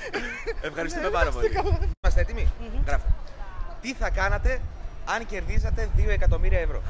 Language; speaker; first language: Greek; native; Greek